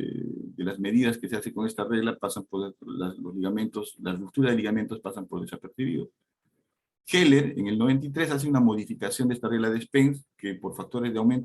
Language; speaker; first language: Spanish; native; Spanish